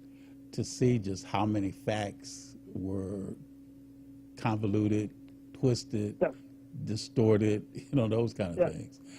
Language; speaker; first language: English; native; English